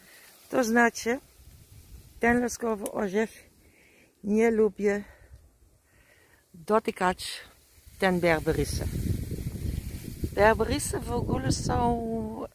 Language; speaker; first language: Polish; non-native, learner; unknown